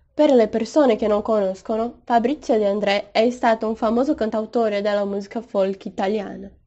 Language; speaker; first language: Italian; non-native, learner; Portuguese